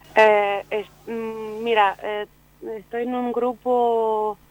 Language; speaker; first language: Spanish; non-native, fluent; Ukrainian